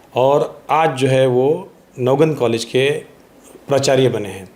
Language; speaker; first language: Hindi; non-native, local second language; Marathi